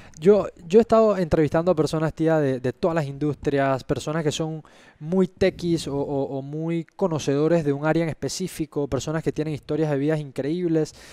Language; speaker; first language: Spanish; native; Spanish